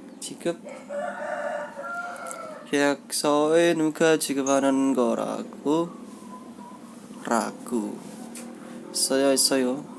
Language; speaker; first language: Korean; non-native, learner; Indonesian